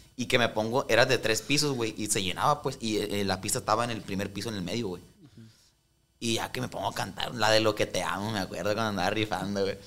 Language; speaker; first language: Spanish; native; Spanish